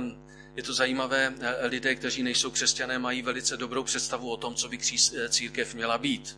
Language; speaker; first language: Czech; native; Czech